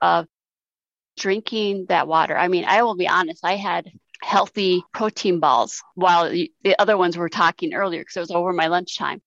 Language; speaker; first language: English; native; English